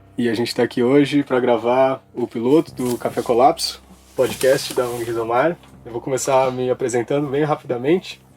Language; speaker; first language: Portuguese; native; Portuguese